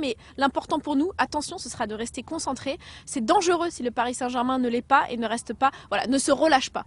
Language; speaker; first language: French; native; French